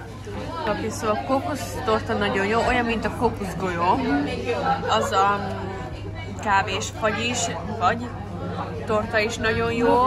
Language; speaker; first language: Hungarian; early bilingual, heritage; English